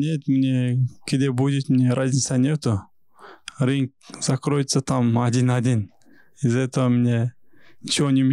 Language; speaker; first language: Russian; non-native, local second language; Kyrgyz